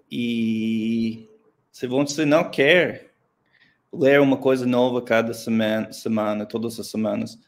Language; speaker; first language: Portuguese; non-native, learner; English